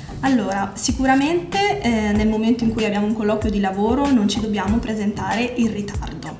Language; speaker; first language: Italian; native; Italian